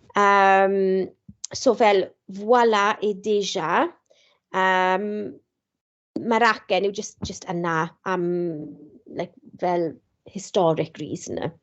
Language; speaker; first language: Welsh; non-native, local second language; English